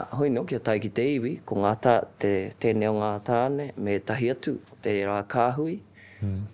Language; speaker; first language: Māori; non-native, local second language; English